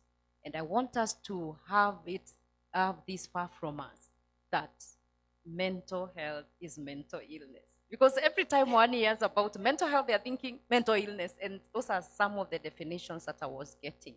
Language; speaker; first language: English; non-native, local second language; Swahili